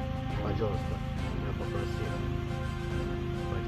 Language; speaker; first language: Russian; non-native, learner; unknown